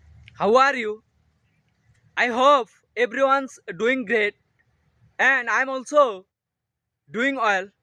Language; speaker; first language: English; non-native, learner; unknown